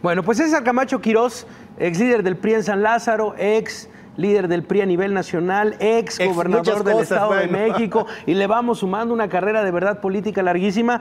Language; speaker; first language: Spanish; native; Spanish